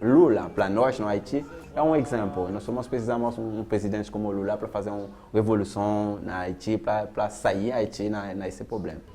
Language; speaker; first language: Portuguese; non-native, learner; Haitian Creole